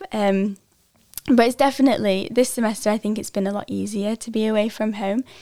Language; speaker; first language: English; native; English